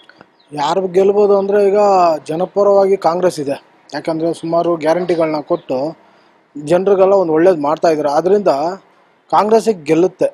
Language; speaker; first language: Kannada; native; Kannada